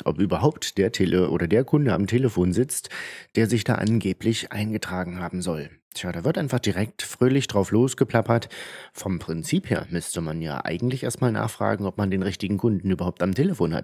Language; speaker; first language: German; native; German